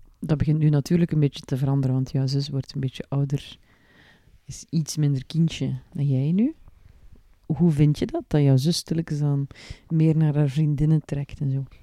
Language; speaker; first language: Dutch; native; Dutch